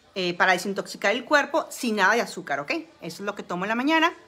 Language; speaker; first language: Spanish; native; Spanish